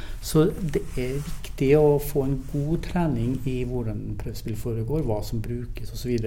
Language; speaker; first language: Norwegian; early bilingual, other home language; English